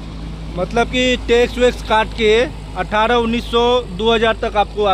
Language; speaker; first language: Hindi; native; Hindi